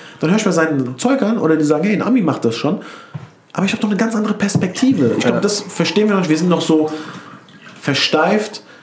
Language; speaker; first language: German; early bilingual, other home language; Turkish